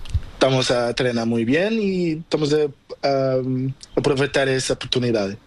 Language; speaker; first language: Spanish; non-native, learner; Portuguese